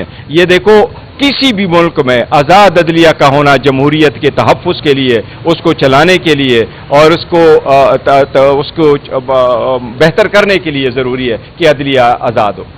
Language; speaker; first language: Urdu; non-native, local second language; Pashto